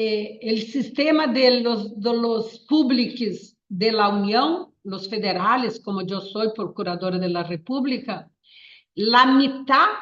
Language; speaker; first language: Spanish; non-native, learner; Portuguese